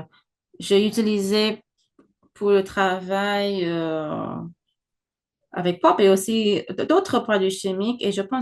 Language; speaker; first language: French; non-native, fluent; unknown